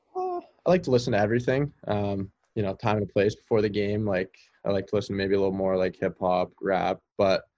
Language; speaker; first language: English; native; English